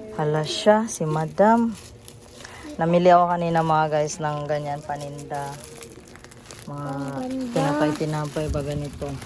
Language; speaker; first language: Filipino; non-native, local second language; Cebuano